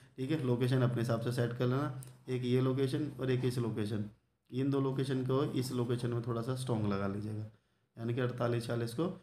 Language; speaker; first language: Hindi; native; Hindi